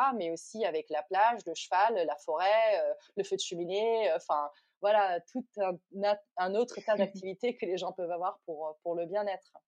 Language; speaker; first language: French; non-native, fluent; Dutch